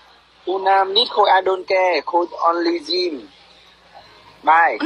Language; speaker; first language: English; non-native, learner; Vietnamese